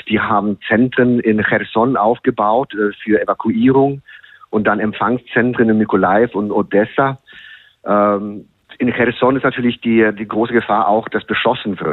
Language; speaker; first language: German; non-native, fluent; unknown